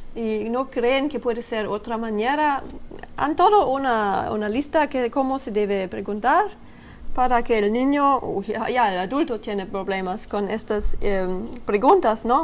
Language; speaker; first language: Spanish; non-native, learner; French